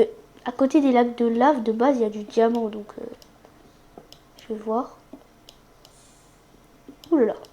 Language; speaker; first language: French; native; French